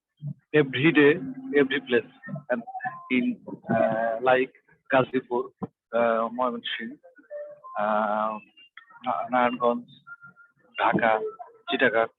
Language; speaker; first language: English; non-native, learner; Bangla